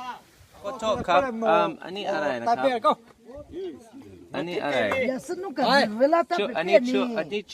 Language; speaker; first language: Thai; non-native, learner; English